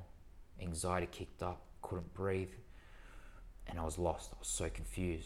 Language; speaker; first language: English; native; English